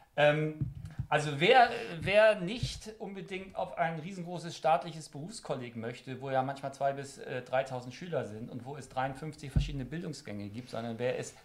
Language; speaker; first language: German; native; German